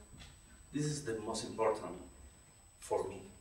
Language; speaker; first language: English; non-native, learner; Spanish